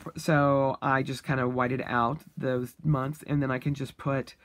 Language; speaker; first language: English; native; English